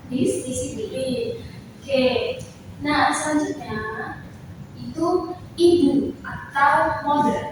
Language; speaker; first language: Indonesian; native; Indonesian